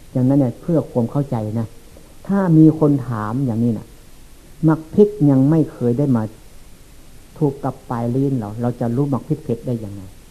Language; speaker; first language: Thai; non-native, local second language; Lao